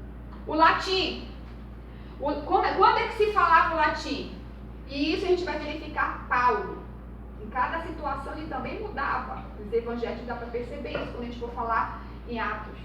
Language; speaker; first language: Portuguese; native; Portuguese